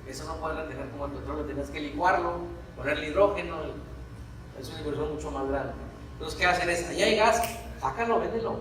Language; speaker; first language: Spanish; native; Spanish